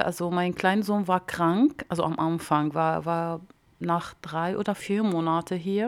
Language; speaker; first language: German; non-native, learner; Arabic